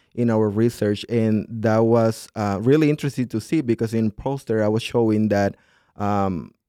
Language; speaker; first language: English; non-native, fluent; Spanish